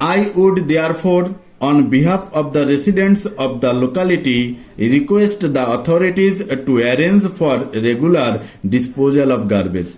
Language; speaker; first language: English; non-native, local second language; Bangla